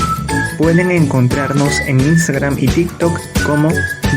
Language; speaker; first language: Spanish; native; Spanish